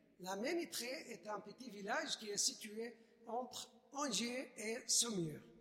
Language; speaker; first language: French; non-native, fluent; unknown